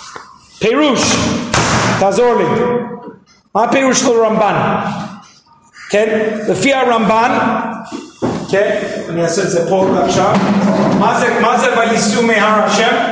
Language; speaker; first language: Hebrew; non-native, fluent; English